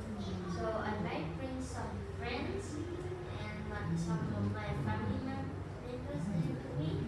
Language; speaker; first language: English; non-native, learner; Vietnamese